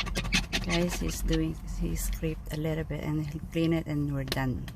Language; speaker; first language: English; non-native, local second language; Filipino